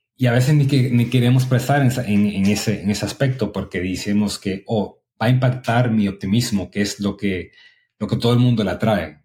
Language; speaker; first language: Spanish; early bilingual, other home language; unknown